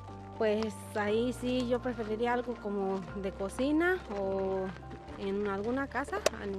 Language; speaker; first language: Spanish; native; Spanish